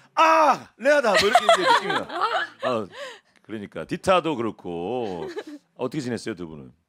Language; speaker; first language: Korean; native; Korean